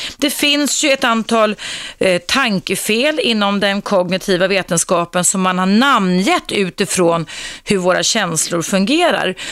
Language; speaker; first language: Swedish; native; Swedish